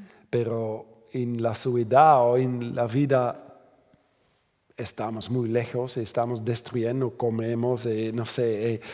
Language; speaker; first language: Spanish; non-native, fluent; Dutch